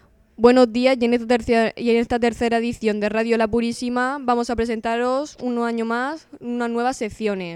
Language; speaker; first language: Spanish; native; Spanish